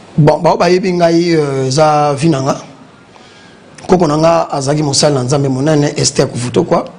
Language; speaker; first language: Lingala; non-native, local second language; Kongo